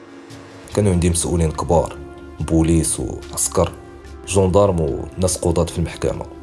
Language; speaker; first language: Arabic; native; Arabic